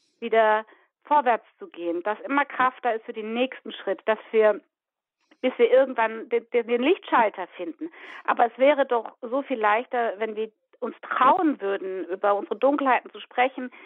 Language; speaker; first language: German; native; German